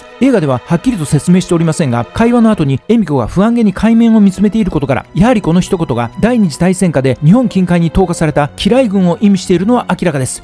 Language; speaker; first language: Japanese; native; Japanese